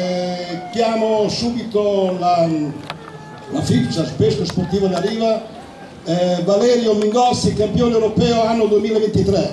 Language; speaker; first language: Italian; native; Italian